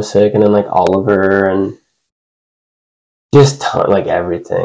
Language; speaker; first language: English; native; English